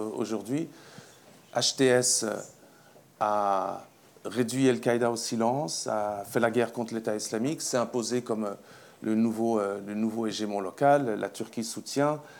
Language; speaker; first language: French; native; French